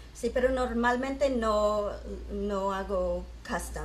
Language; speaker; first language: Spanish; early bilingual, heritage; English